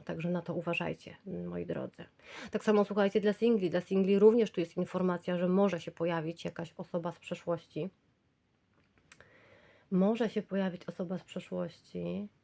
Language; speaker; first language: Polish; native; Polish